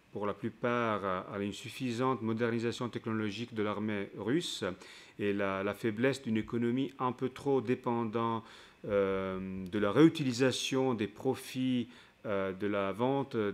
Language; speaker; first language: French; non-native, fluent; Italian